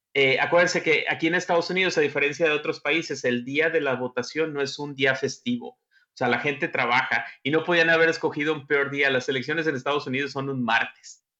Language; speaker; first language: Spanish; native; Spanish